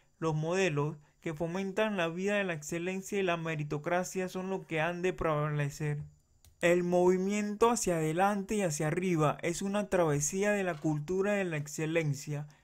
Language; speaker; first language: Spanish; native; Spanish